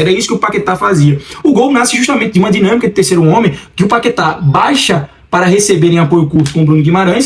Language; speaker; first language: Portuguese; native; Portuguese